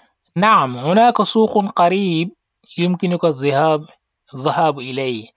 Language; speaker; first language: Arabic; non-native, fluent; Wolof